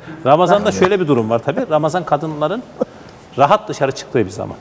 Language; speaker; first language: Turkish; native; Turkish